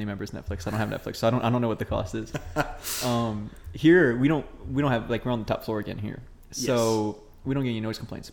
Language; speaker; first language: English; native; English